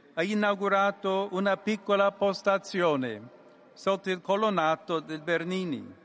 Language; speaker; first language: Italian; non-native, fluent; English